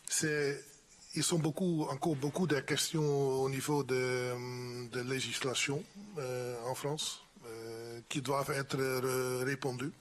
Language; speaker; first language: French; non-native, fluent; Dutch